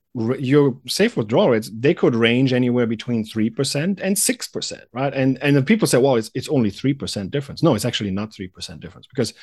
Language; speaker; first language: English; non-native, fluent; German